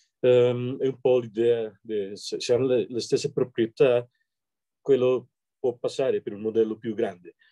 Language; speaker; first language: Italian; non-native, fluent; Spanish